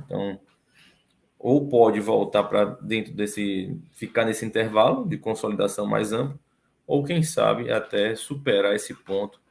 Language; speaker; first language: Portuguese; native; Portuguese